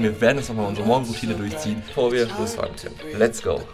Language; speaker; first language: German; native; German